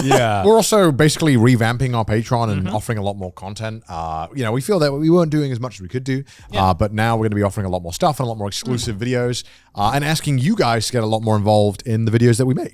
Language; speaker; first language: English; native; English